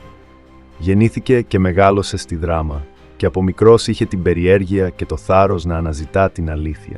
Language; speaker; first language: Greek; native; Greek